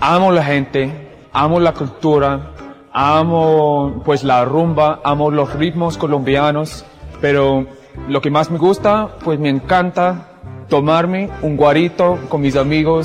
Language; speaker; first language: Spanish; non-native, fluent; English